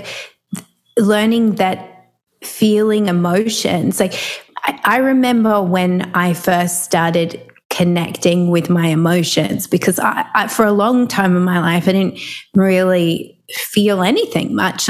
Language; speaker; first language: English; native; English